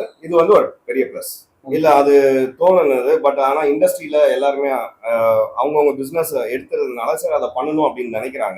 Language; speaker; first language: Tamil; native; Tamil